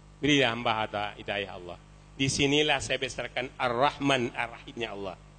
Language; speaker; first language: Indonesian; non-native, local second language; Minangkabau